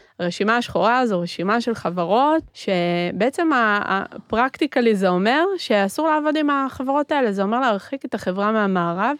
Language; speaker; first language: Hebrew; early bilingual, other home language; Spanish